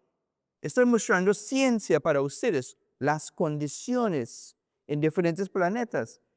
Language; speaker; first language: Spanish; non-native, learner; English